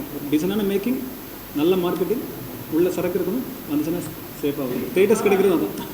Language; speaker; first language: Tamil; native; Tamil